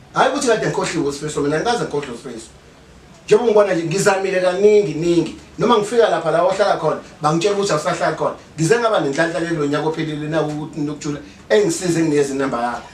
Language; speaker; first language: Zulu; native; Zulu